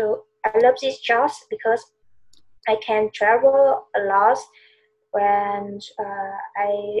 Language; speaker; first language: English; non-native, learner; Vietnamese